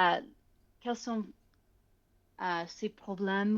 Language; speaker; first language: French; non-native, fluent; English